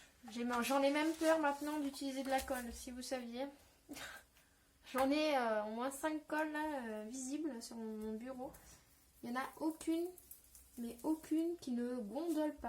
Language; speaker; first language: French; native; French